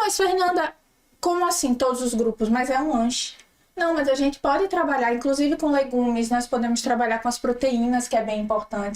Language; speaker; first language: Portuguese; native; Portuguese